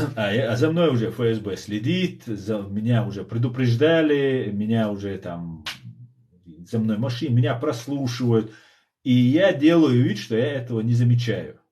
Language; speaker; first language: Russian; non-native, local second language; Chechen